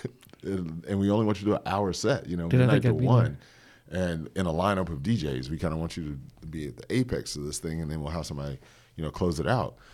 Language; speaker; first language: English; native; English